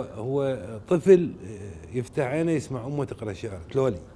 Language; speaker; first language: Arabic; native; Arabic